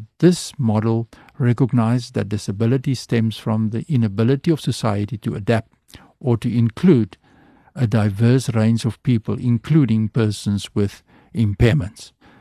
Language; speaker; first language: English; non-native, local second language; Afrikaans